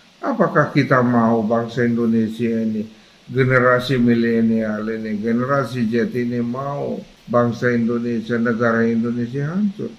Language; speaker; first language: Indonesian; non-native, local second language; Batak Toba